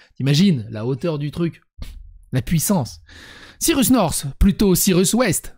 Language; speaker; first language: French; early bilingual, other home language; Serbian